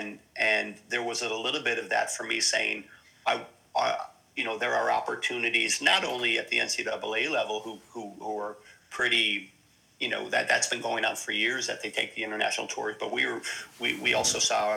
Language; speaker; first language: English; native; English